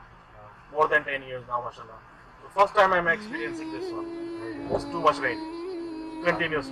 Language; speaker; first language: English; non-native, fluent; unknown